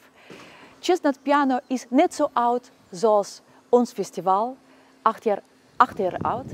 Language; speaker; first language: Dutch; non-native, fluent; Russian